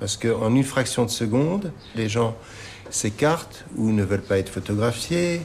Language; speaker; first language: French; non-native, local second language; Arabic